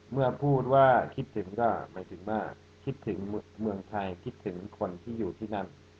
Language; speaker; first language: Thai; non-native, fluent; English